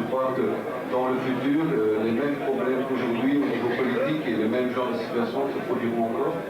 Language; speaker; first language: French; native; French